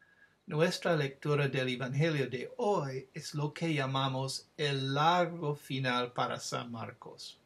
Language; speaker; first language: Spanish; non-native, fluent; English